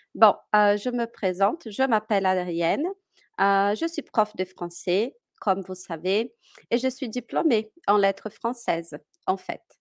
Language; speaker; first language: French; non-native, fluent; Portuguese